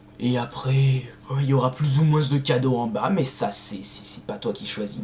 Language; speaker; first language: French; native; French